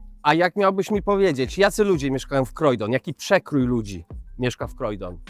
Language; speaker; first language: Polish; native; Polish